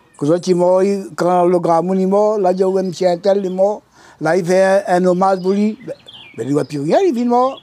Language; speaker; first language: French; non-native, local second language; Réunion Creole French